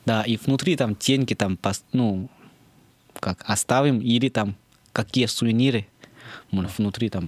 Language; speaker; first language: Russian; non-native, learner; Chinese